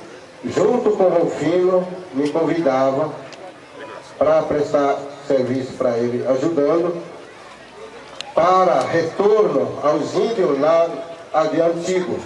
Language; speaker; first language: Portuguese; non-native, local second language; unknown